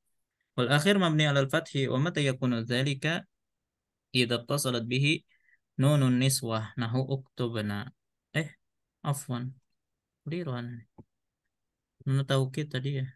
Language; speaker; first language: Arabic; non-native, fluent; Indonesian